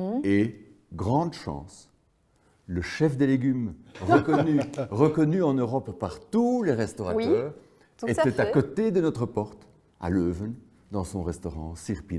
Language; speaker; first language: French; native; French